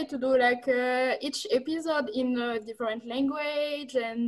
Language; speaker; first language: English; non-native, learner; French